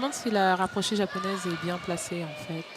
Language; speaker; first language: French; native; French